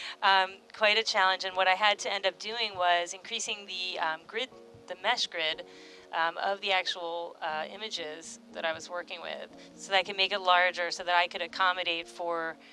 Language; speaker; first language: English; native; English